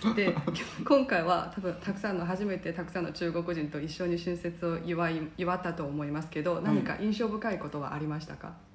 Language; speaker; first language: Japanese; non-native, fluent; Chinese